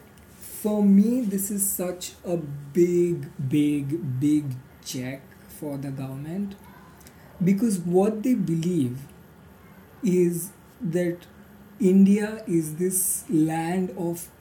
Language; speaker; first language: English; non-native, local second language; Marathi